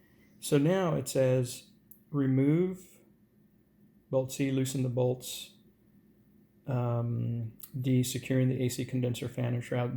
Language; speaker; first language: English; native; English